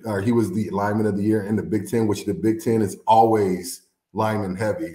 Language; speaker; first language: English; native; English